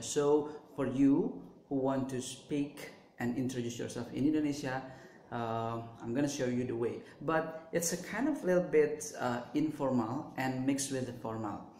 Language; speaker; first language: English; non-native, fluent; Indonesian